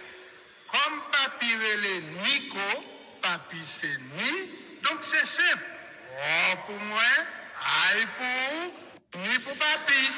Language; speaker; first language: French; non-native, local second language; Haitian Creole